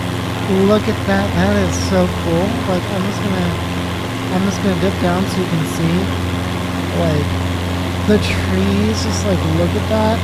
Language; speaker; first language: English; native; English